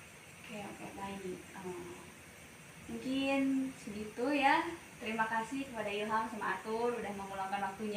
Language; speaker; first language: Indonesian; native; Indonesian